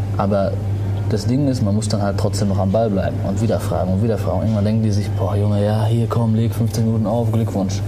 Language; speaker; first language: German; early bilingual, other home language; Arabic